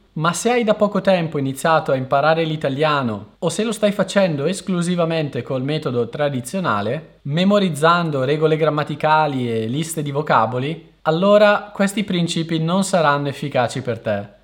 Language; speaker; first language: Italian; native; Italian